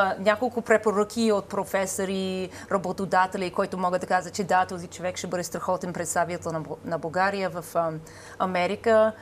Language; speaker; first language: Bulgarian; non-native, fluent; English